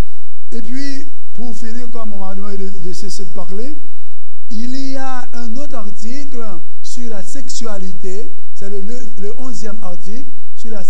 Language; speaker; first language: French; non-native, local second language; Haitian Creole